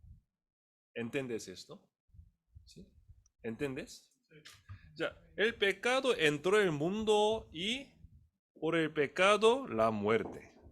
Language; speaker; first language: Spanish; non-native, fluent; Korean